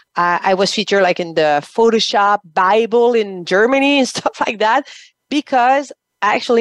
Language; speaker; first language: English; non-native, fluent; French